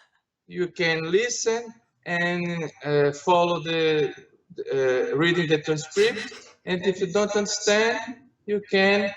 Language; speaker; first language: English; non-native, learner; Portuguese